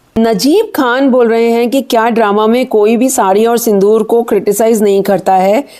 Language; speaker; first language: Hindi; native; Hindi